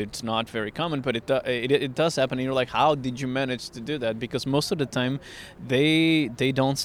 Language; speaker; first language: English; non-native, fluent; Portuguese